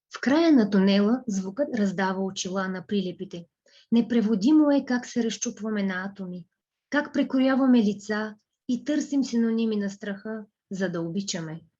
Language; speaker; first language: Bulgarian; native; Bulgarian